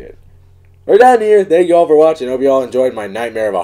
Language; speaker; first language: English; native; English